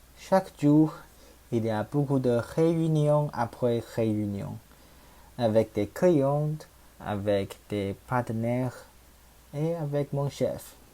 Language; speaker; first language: French; non-native, learner; Chinese